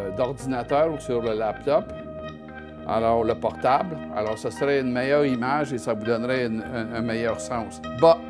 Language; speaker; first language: French; native; French